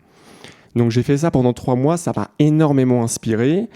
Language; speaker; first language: French; native; French